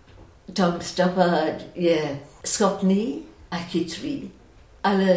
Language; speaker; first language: Czech; non-native, fluent; English